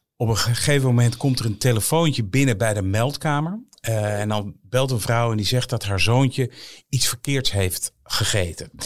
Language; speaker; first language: Dutch; native; Dutch